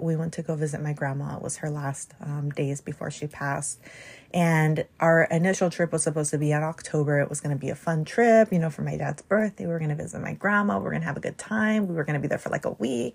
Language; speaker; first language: English; native; English